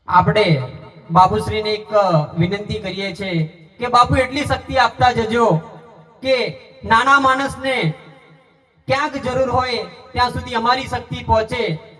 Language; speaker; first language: Gujarati; non-native, local second language; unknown